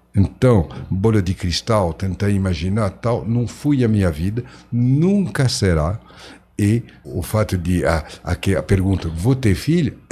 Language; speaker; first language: Portuguese; non-native, fluent; French